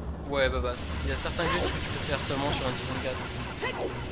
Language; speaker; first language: French; native; French